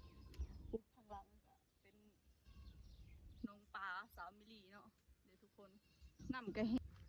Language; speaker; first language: Thai; non-native, local second language; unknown